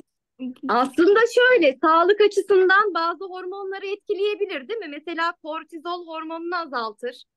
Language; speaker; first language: Turkish; native; Turkish